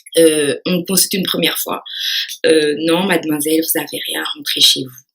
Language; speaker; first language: French; early bilingual, other home language; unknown